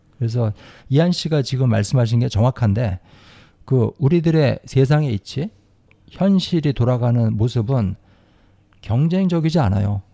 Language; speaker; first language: Korean; native; Korean